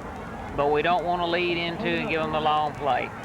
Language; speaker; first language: English; native; English